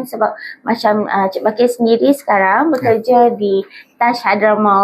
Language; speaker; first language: Malay; native; Malay